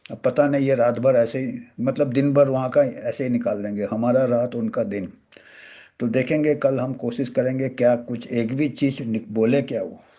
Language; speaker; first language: Hindi; non-native, local second language; Bangla